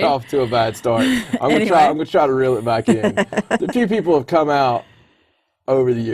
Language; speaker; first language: English; native; English